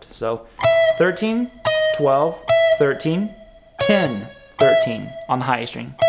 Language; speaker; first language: English; native; English